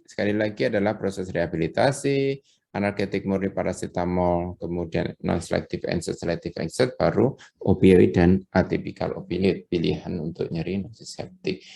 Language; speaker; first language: Indonesian; native; Indonesian